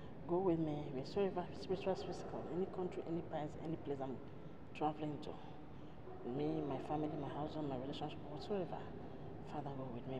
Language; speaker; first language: English; non-native, local second language; Ibibio